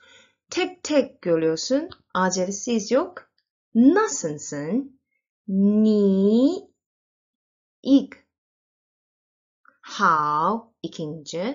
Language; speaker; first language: Turkish; non-native, learner; Chinese